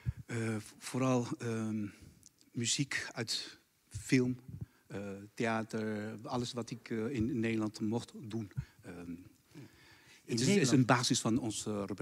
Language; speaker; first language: Dutch; non-native, fluent; Spanish